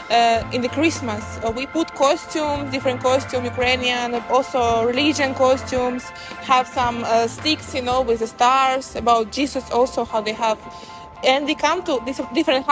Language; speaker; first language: English; non-native, learner; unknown